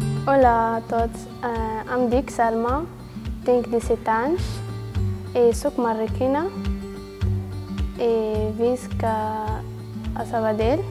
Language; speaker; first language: Catalan; non-native, learner; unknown